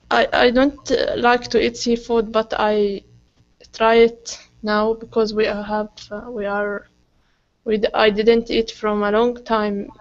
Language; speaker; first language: English; non-native, learner; Arabic